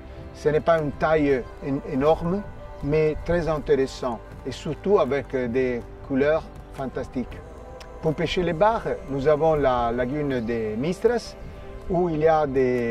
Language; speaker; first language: French; non-native, fluent; Italian